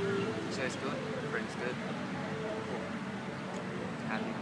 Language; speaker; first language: English; non-native, learner; Thai